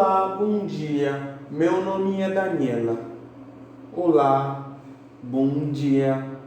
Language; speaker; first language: Portuguese; non-native, fluent; Haitian Creole